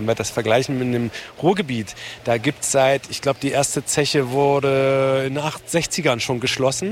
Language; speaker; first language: German; native; German